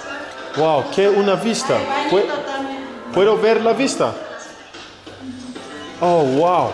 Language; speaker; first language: Spanish; non-native, learner; English